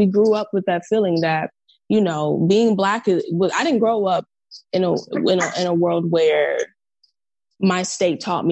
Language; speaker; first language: English; native; English